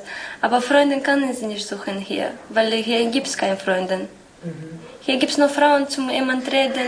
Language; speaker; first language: German; non-native, learner; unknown